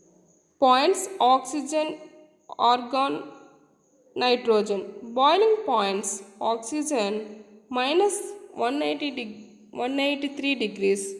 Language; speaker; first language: English; non-native, local second language; Telugu